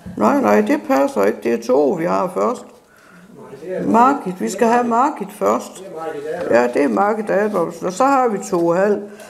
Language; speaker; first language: Danish; native; Danish